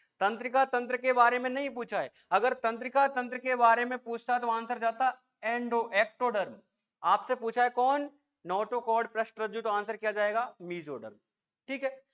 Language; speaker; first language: Hindi; native; Hindi